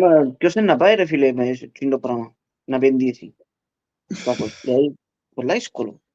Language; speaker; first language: Greek; early bilingual, heritage; Greek